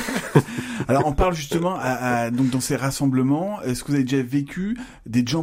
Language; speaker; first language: French; native; French